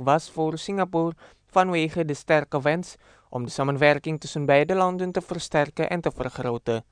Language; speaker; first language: Dutch; non-native, fluent; Indonesian